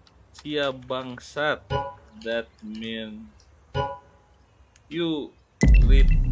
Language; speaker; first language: English; non-native, learner; Sundanese